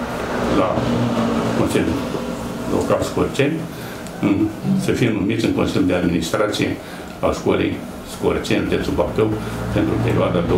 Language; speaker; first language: Romanian; native; Romanian